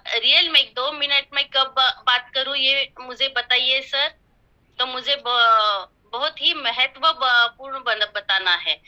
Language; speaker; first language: Hindi; non-native, local second language; Marathi